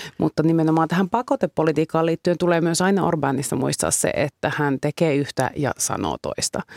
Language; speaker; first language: Finnish; native; Finnish